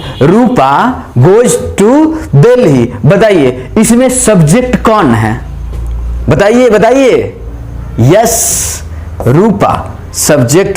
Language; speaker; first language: Hindi; native; Hindi